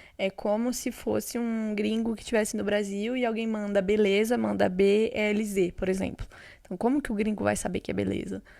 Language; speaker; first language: Portuguese; native; Portuguese